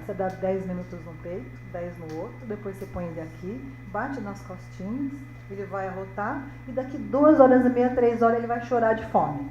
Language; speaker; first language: Portuguese; native; Portuguese